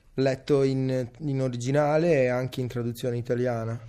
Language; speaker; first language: Italian; early bilingual, other home language; Serbian